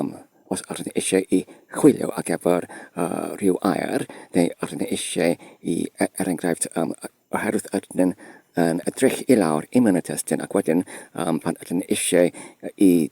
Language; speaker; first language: Welsh; non-native, fluent; English